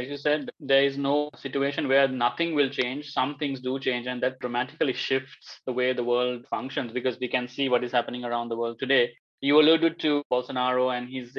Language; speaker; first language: English; non-native, local second language; Sinhala